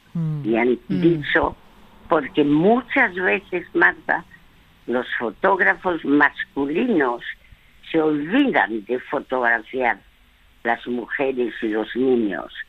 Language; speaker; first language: Spanish; early bilingual, other home language; French